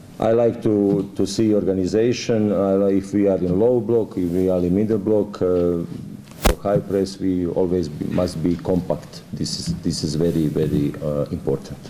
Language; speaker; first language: English; non-native, fluent; Croatian